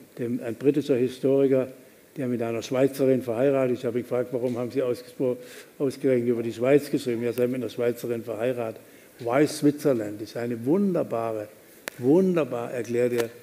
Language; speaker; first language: German; native; German